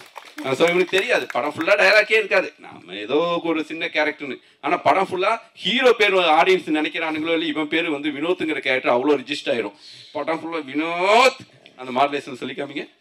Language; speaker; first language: Tamil; native; Tamil